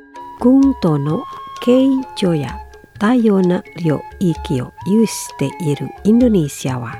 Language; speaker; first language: Japanese; non-native, fluent; Indonesian